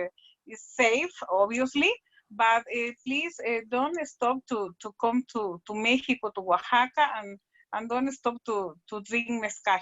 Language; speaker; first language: English; non-native, learner; Spanish